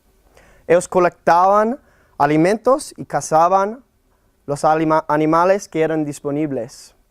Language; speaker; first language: Spanish; non-native, fluent; English